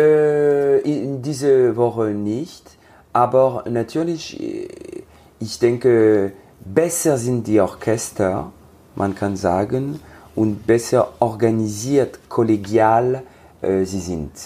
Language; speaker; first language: German; non-native, learner; French